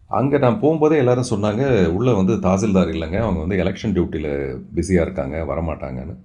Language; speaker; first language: Tamil; non-native, local second language; Telugu